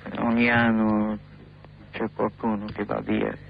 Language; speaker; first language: Italian; non-native, learner; English